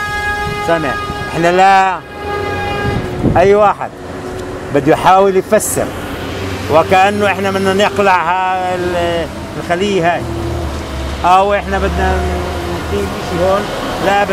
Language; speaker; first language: Arabic; native; Arabic